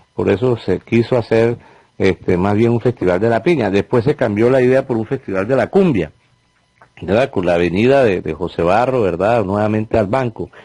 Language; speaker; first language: Spanish; native; Spanish